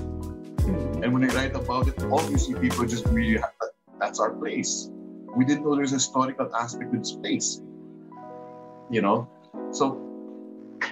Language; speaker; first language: English; non-native, local second language; Filipino